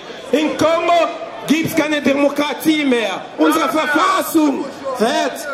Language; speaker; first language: German; non-native, fluent; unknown